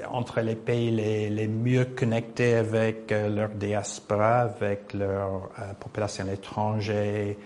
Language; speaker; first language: French; non-native, fluent; English